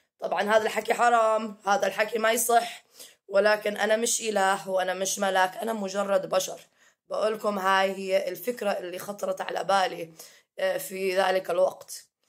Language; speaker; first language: Arabic; early bilingual, heritage; Arabic